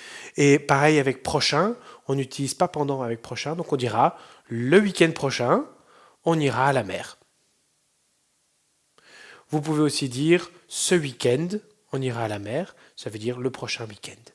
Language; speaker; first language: French; non-native, fluent; Dutch